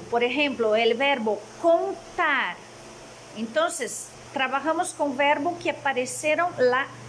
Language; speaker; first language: Spanish; non-native, fluent; Portuguese